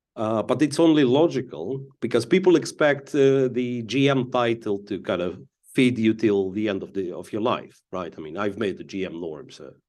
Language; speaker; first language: English; non-native, fluent; Russian